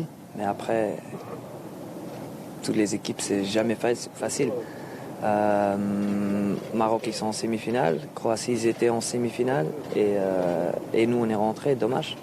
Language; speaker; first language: French; non-native, local second language; Dutch